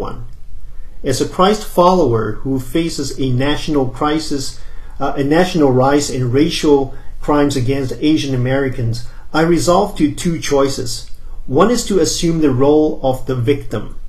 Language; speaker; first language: English; non-native, local second language; Cantonese